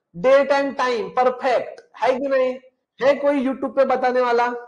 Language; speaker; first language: Hindi; non-native, local second language; Marathi